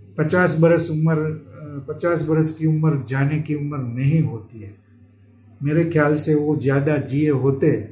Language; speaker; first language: Hindi; non-native, local second language; Gujarati